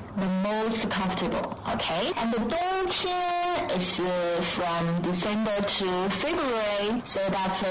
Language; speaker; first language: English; non-native, fluent; Chinese